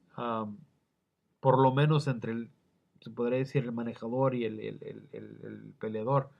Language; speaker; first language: Spanish; early bilingual, heritage; Spanish